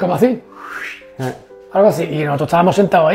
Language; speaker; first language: Spanish; native; Spanish